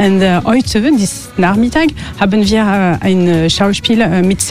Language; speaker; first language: German; non-native, learner; French